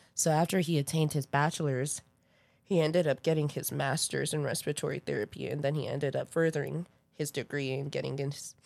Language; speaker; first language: English; early bilingual, other home language; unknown